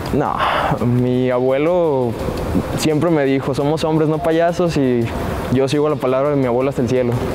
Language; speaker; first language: Spanish; native; Spanish